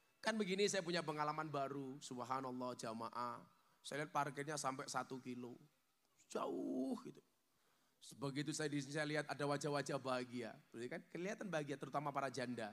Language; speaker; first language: Indonesian; native; Indonesian